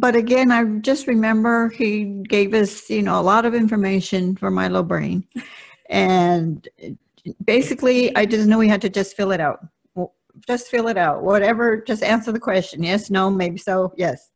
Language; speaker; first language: English; early bilingual, other home language; Spanish